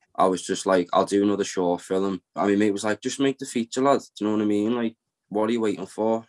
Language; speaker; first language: English; native; English